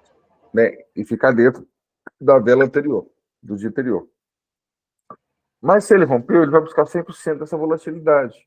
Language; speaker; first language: Portuguese; native; Portuguese